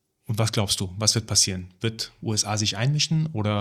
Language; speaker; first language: German; early bilingual, other home language; Persian